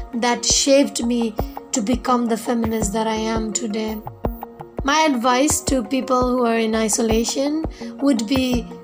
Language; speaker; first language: English; non-native, fluent; Burmese